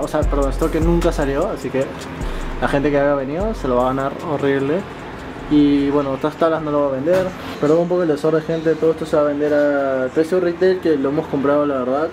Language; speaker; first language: Spanish; native; Spanish